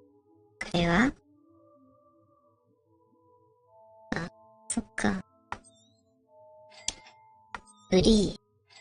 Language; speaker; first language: Japanese; non-native, learner; English